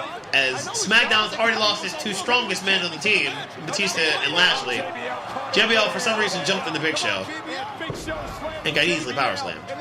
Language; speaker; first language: English; native; English